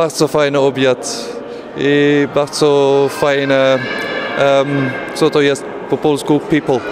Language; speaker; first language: Polish; non-native, learner; Dutch